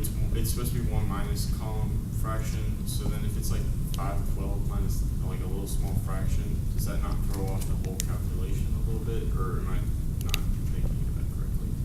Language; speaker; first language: English; native; English